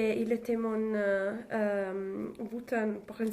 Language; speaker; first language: French; non-native, learner; Italian